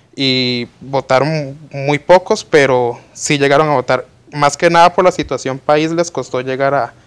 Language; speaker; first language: Spanish; native; Spanish